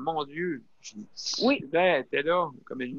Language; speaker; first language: French; native; French